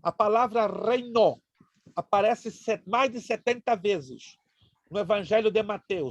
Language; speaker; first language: Portuguese; native; Portuguese